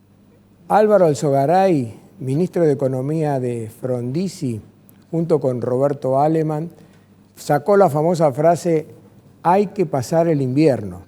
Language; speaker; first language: Spanish; native; Spanish